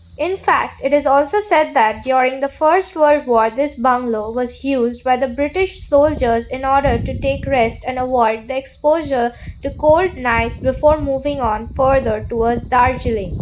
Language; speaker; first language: English; non-native, local second language; Bangla